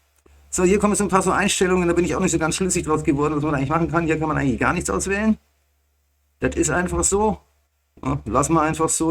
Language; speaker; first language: German; native; German